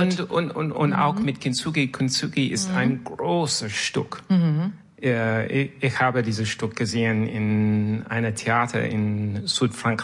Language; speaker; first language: German; non-native, learner; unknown